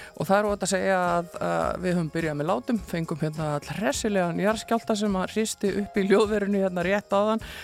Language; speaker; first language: Icelandic; native; Icelandic